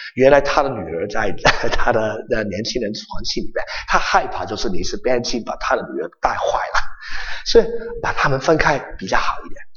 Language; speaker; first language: Chinese; non-native, local second language; Cantonese